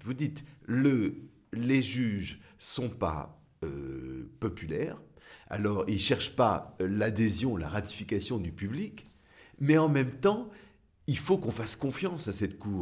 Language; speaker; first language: French; native; French